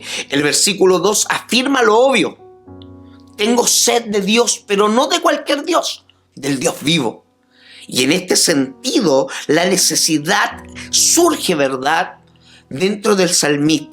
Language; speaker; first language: Spanish; native; Spanish